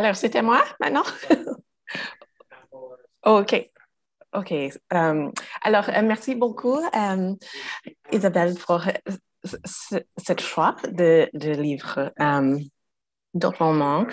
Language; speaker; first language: French; non-native, fluent; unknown